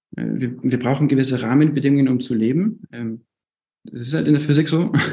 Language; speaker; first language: German; native; German